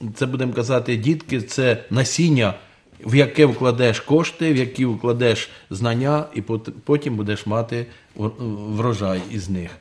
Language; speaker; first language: Ukrainian; native; Ukrainian